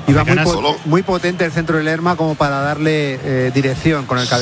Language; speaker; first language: Spanish; native; Spanish